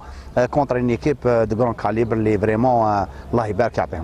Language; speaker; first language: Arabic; native; Arabic